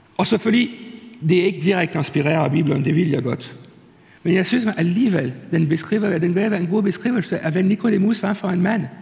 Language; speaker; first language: Danish; non-native, fluent; French